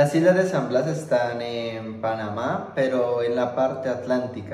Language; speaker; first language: Spanish; native; Spanish